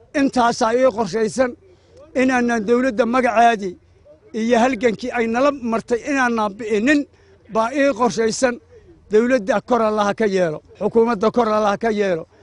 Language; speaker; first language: Somali; native; Somali